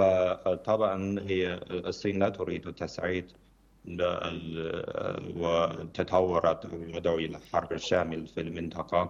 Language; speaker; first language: Arabic; non-native, fluent; Chinese